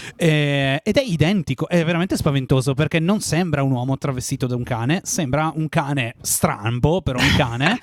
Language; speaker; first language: Italian; native; Italian